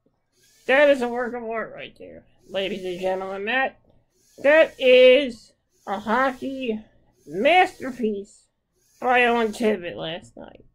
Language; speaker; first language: English; native; English